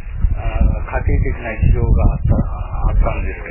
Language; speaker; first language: Japanese; native; Japanese